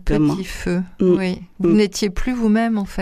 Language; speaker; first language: French; native; French